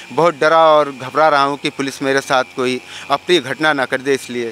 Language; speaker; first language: Hindi; native; Hindi